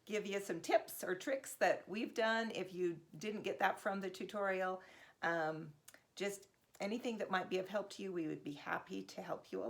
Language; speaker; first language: English; native; English